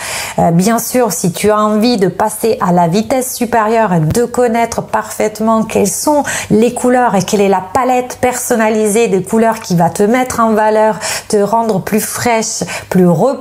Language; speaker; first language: French; non-native, fluent; Italian